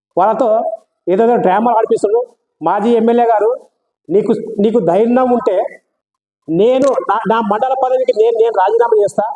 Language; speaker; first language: Telugu; non-native, local second language; Lambadi